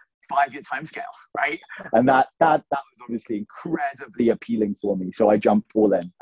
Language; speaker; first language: English; native; English